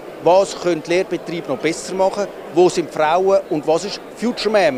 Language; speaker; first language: German; native; German